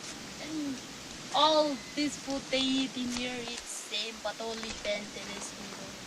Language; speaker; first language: English; non-native, learner; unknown